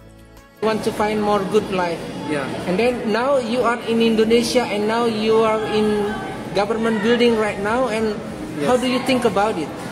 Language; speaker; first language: English; non-native, learner; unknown